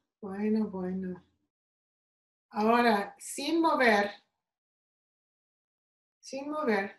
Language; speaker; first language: Spanish; non-native, learner; English